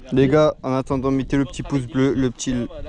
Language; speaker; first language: French; native; French